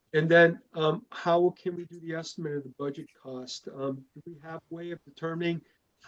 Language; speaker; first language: English; native; English